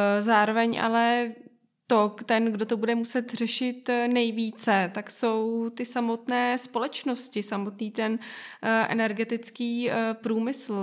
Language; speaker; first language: Czech; native; Czech